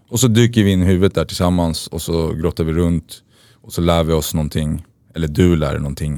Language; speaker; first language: Swedish; native; Swedish